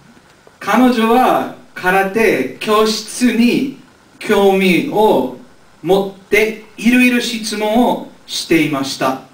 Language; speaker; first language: Japanese; non-native, learner; English